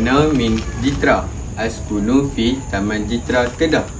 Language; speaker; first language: Arabic; non-native, learner; Malay